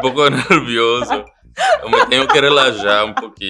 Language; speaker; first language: Portuguese; non-native, learner; Spanish